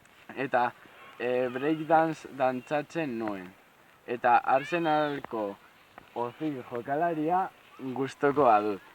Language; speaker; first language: Basque; non-native, local second language; Spanish